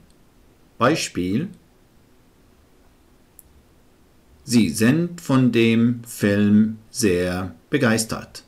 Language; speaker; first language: German; non-native, fluent; Arabic